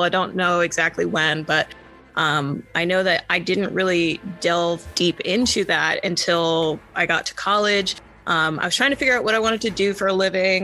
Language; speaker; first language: English; native; English